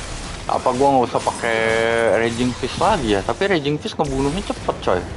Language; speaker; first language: Indonesian; native; Indonesian